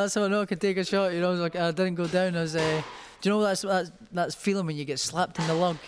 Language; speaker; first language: English; native; English